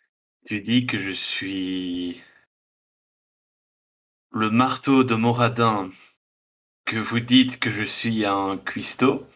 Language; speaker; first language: French; non-native, fluent; Dutch